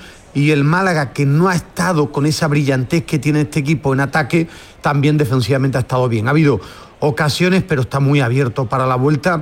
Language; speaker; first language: Spanish; native; Spanish